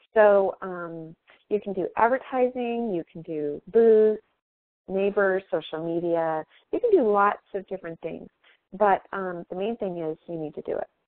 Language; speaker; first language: English; native; English